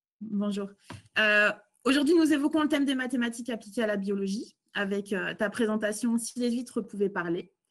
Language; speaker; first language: French; native; French